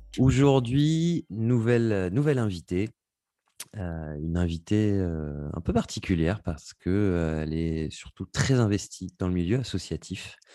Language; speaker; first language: French; native; French